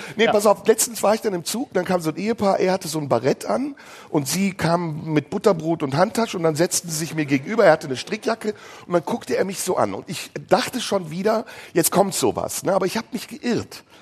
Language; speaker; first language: German; early bilingual, other home language; Turkish